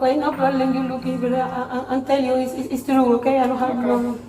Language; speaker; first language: English; non-native, learner; Spanish